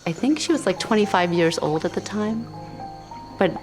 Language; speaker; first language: English; early bilingual, other home language; Khmer